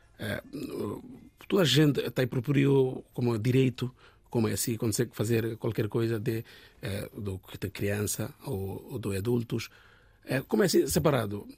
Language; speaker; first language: Portuguese; non-native, learner; Bangla